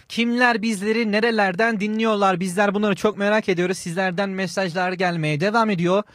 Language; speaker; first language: Turkish; native; Turkish